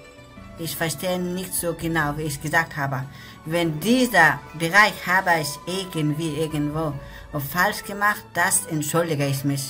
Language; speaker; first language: German; non-native, learner; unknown